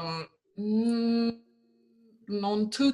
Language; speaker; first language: Italian; non-native, learner; English